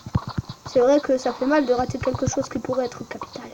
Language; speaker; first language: French; native; French